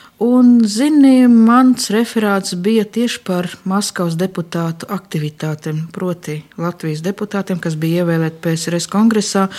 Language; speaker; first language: Latvian; non-native, local second language; Russian